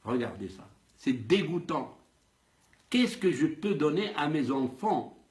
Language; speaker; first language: French; non-native, local second language; Arabic